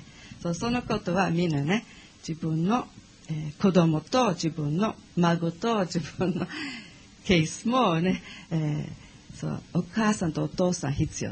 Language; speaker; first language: Japanese; non-native, learner; English